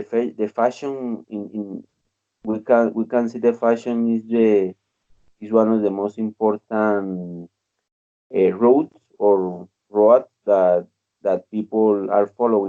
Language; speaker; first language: English; non-native, learner; Spanish